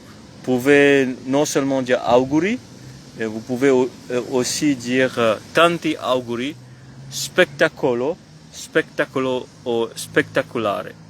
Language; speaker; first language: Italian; non-native, fluent; French